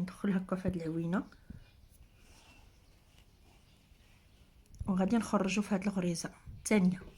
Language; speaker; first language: Arabic; native; Arabic